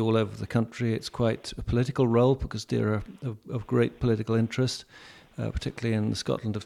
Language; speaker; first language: English; native; English